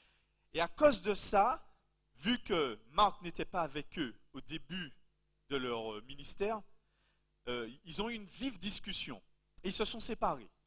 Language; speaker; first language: French; native; French